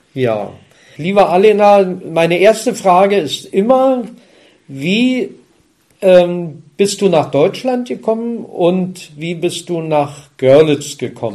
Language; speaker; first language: German; native; German